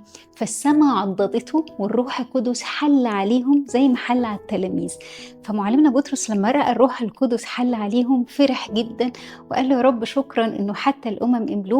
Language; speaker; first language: Arabic; native; Arabic